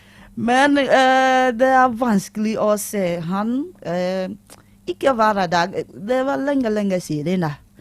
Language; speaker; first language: Norwegian; non-native, learner; Akan